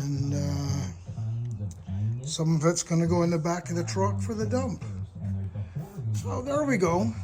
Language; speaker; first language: English; native; English